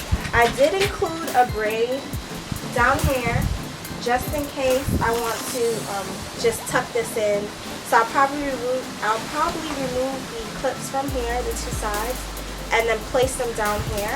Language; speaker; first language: English; native; English